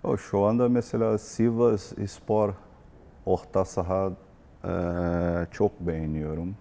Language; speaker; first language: Turkish; non-native, learner; Portuguese